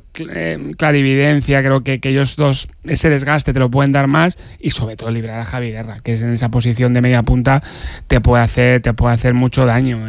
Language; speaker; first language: Spanish; native; Spanish